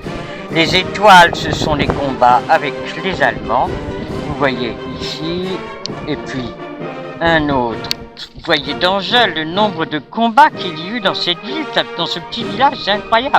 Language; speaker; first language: French; native; French